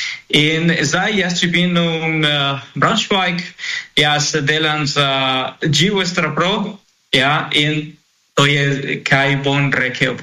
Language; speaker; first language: Slovenian; non-native, learner; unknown